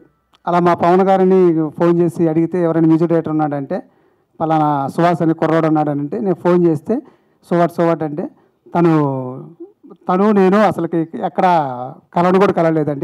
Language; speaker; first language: Telugu; native; Telugu